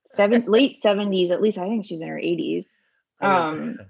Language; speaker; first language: English; native; English